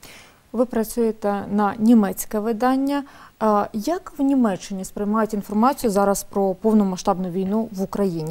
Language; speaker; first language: Ukrainian; native; Ukrainian